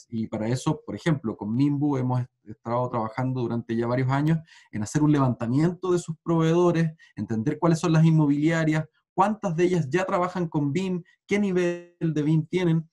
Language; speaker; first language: Spanish; native; Spanish